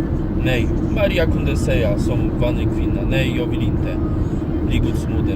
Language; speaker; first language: Swedish; non-native, learner; Polish